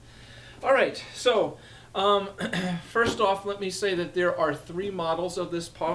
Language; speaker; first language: English; native; English